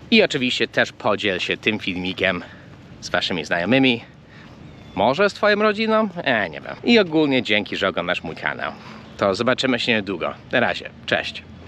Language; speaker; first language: Polish; non-native, fluent; English